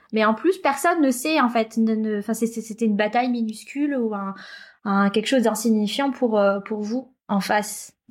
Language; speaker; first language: French; native; French